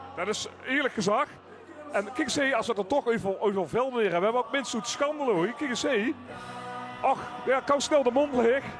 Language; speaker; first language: Dutch; native; Dutch